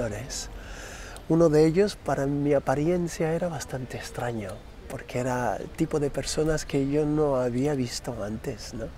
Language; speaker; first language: Spanish; non-native, fluent; Krio